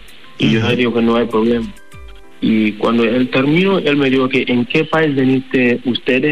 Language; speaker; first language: Spanish; non-native, learner; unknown